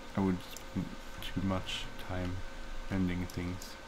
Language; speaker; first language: English; non-native, fluent; Swedish